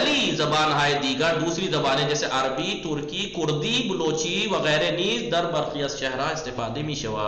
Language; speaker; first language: Persian; non-native, fluent; Urdu